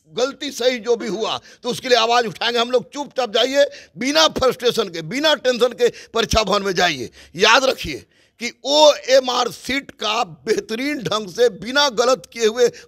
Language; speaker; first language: Hindi; native; Hindi